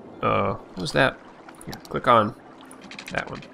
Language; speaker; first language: English; native; English